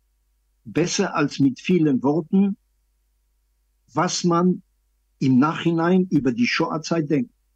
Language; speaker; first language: German; non-native, fluent; Hebrew